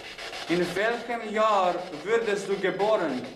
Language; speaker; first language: German; non-native, learner; Slovenian